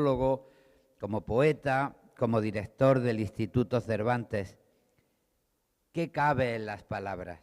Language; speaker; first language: Spanish; native; Spanish